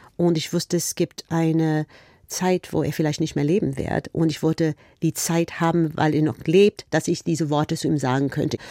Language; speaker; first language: German; non-native, fluent; English